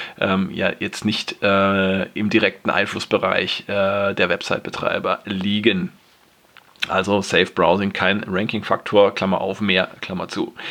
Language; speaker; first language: German; native; German